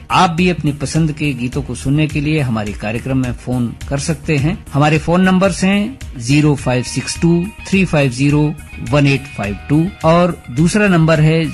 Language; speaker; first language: Hindi; native; Hindi